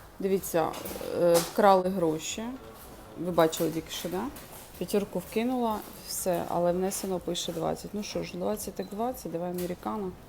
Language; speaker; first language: Ukrainian; non-native, local second language; Russian